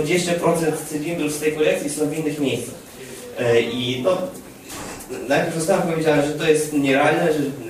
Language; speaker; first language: Polish; non-native, fluent; Ukrainian